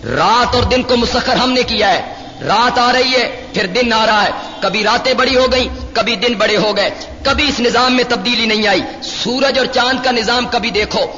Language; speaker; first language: Urdu; non-native, local second language; Punjabi